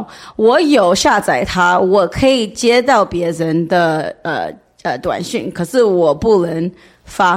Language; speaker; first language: Chinese; early bilingual, heritage; English